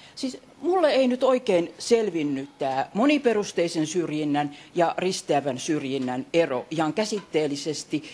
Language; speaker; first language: Finnish; native; Finnish